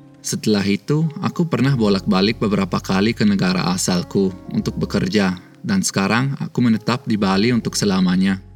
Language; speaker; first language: Indonesian; early bilingual, other home language; Swiss German